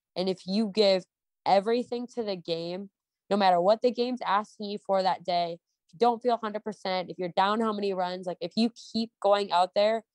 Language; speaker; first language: English; native; English